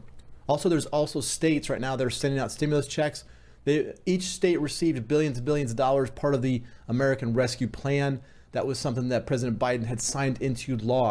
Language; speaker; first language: English; native; English